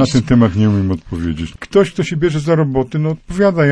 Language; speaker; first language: Polish; native; Polish